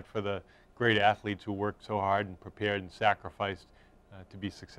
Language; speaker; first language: English; native; English